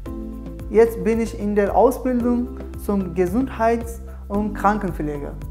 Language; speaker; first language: German; non-native, learner; Persian